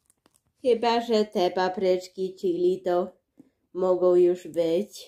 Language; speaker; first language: Polish; early bilingual, heritage; Polish